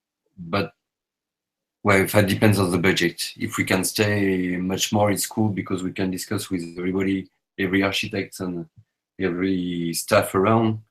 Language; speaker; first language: English; non-native, learner; French